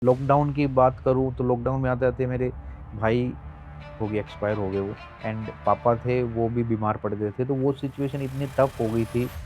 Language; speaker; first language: Hindi; native; Hindi